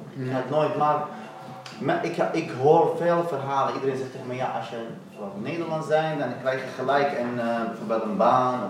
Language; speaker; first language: Dutch; non-native, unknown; Arabic